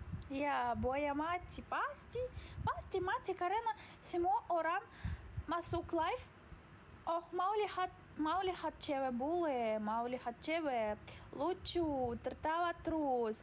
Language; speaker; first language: Indonesian; non-native, learner; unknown